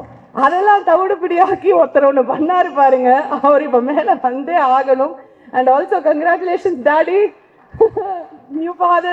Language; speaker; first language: Tamil; native; Tamil